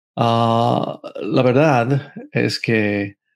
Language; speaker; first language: Spanish; non-native, fluent; English